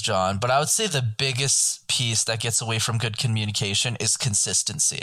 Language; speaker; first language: English; native; English